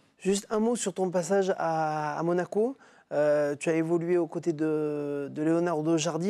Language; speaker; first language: French; native; French